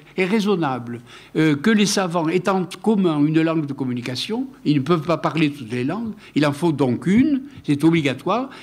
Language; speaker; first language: French; non-native, local second language; Occitan